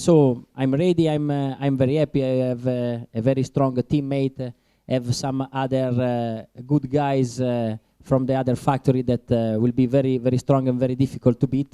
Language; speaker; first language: English; non-native, learner; Italian